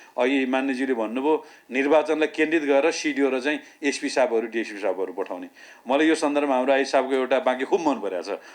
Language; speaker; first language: Nepali; native; Nepali